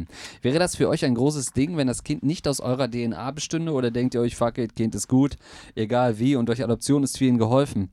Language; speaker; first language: German; native; German